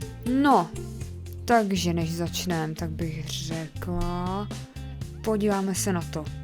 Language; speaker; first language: Czech; native; Czech